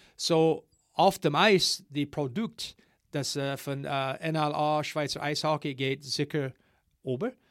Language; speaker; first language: German; non-native, learner; English